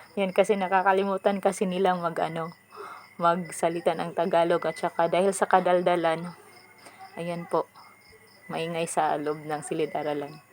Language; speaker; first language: Filipino; non-native, local second language; Cebuano